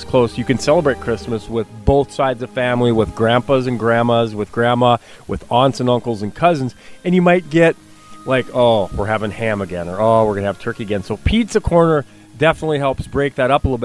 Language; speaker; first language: English; native; English